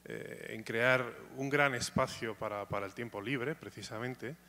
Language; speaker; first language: Spanish; native; Spanish